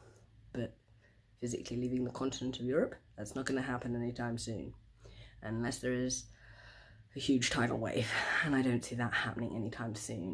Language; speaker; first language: English; native; English